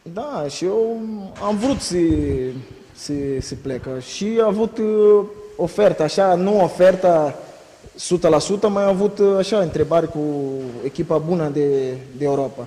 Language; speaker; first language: Romanian; non-native, learner; Portuguese